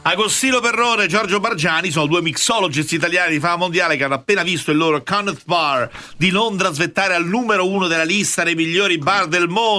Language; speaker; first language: Italian; native; Italian